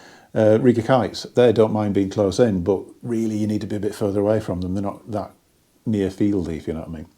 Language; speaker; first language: English; native; English